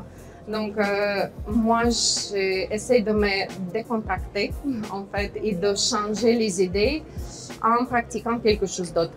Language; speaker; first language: French; non-native, fluent; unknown